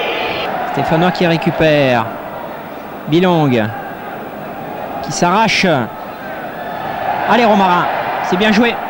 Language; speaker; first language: French; native; French